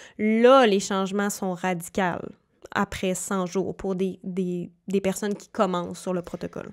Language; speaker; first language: French; native; French